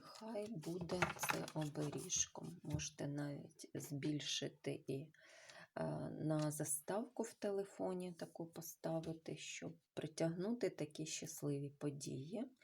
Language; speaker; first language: Ukrainian; non-native, local second language; Russian